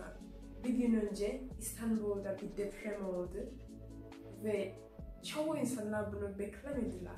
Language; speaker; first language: Turkish; non-native, fluent; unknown